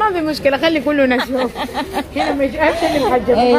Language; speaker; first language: Arabic; native; Arabic